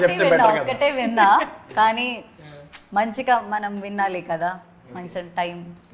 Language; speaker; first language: Telugu; non-native, learner; Malayalam